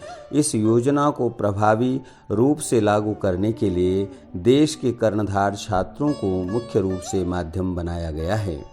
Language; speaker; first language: Hindi; native; Hindi